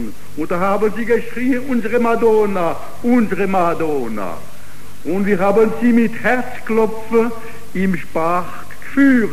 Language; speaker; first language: German; non-native, fluent; Italian